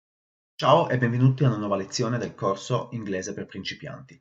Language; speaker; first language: Italian; native; Italian